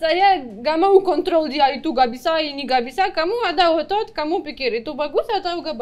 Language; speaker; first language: Indonesian; non-native, learner; Russian